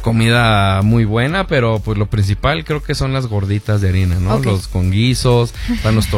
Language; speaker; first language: Spanish; native; Spanish